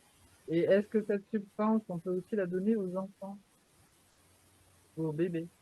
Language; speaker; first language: French; native; French